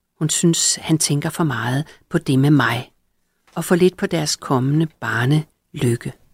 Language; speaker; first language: Danish; native; Danish